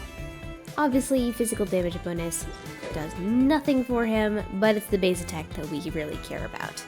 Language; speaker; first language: English; native; English